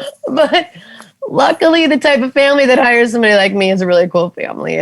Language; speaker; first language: English; native; English